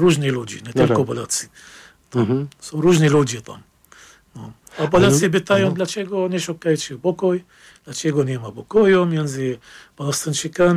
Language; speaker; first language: Polish; non-native, fluent; Arabic